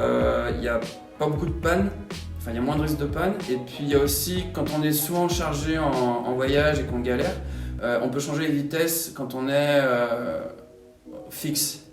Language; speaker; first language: French; native; French